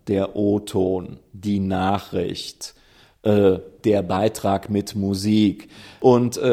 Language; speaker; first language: German; native; German